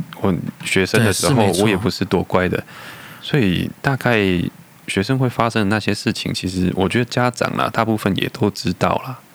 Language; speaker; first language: Chinese; native; Chinese